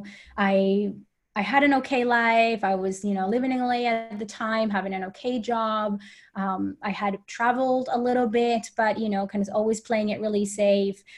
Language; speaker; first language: English; non-native, fluent; Spanish